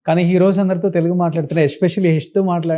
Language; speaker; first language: Telugu; native; Telugu